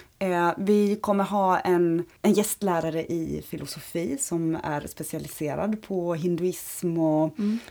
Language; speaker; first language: Swedish; early bilingual, other home language; Romanian